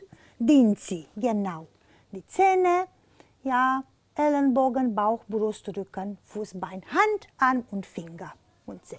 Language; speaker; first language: German; non-native, fluent; Romanian